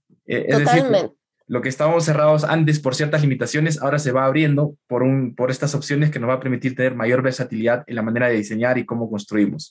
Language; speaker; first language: Spanish; native; Spanish